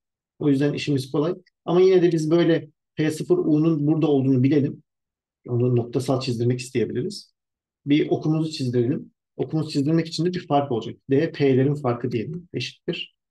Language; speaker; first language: Turkish; native; Turkish